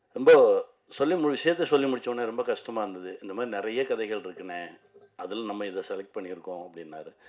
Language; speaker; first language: Tamil; native; Tamil